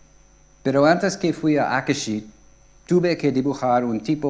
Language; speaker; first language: Spanish; non-native, fluent; English